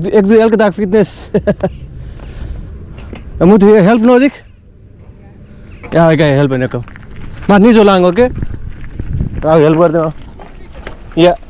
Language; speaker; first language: Dutch; non-native, learner; Nepali